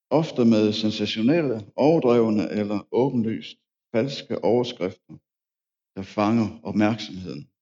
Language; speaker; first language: Danish; native; Danish